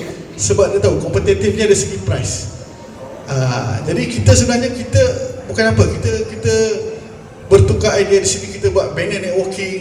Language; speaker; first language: Malay; native; Malay